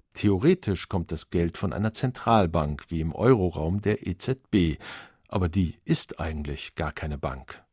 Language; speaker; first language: German; native; German